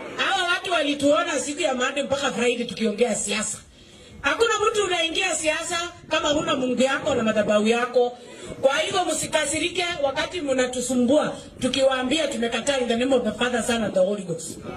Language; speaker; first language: Swahili; non-native, local second language; Kikuyu